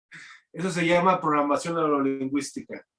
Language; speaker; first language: Spanish; native; Spanish